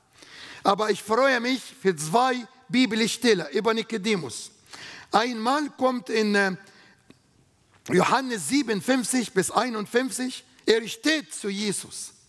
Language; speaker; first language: German; non-native, fluent; Arabic